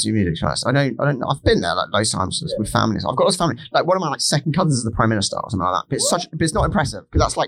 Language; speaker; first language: English; native; English